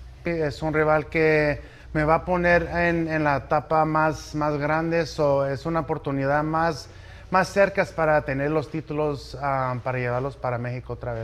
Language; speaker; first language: Spanish; early bilingual, heritage; Spanish